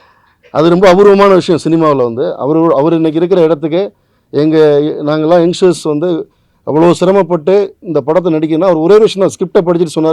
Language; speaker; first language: Tamil; native; Tamil